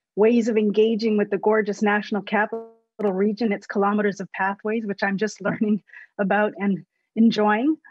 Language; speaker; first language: English; native; English